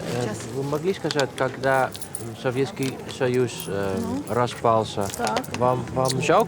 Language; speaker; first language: Russian; non-native, learner; Dutch